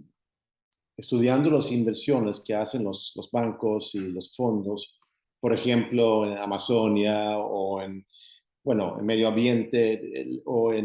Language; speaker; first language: Spanish; non-native, fluent; Swedish